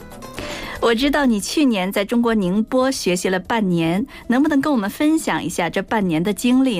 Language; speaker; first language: Chinese; native; Chinese